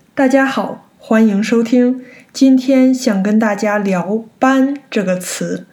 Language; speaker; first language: Chinese; early bilingual, heritage; Chinese